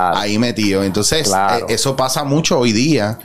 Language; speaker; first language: Spanish; native; Spanish